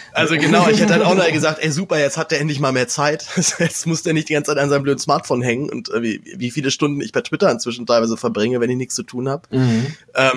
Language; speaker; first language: German; native; German